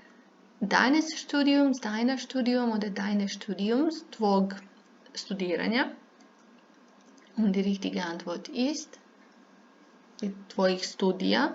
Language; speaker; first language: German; non-native, fluent; Serbian